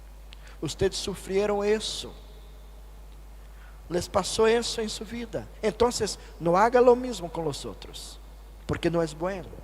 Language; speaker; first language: Spanish; non-native, fluent; Portuguese